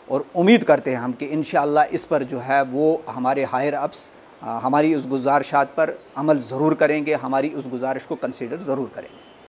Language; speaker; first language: Hindi; non-native, local second language; Punjabi